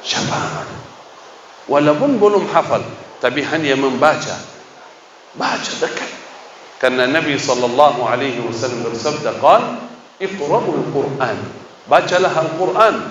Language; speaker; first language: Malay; non-native, fluent; Arabic